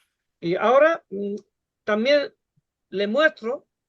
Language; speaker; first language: Spanish; non-native, fluent; Bangla